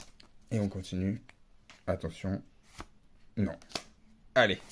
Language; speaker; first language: French; native; French